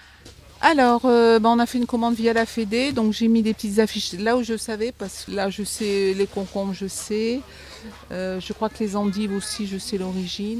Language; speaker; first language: French; native; French